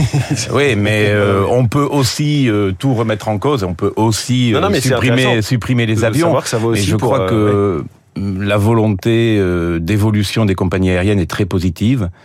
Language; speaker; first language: French; native; French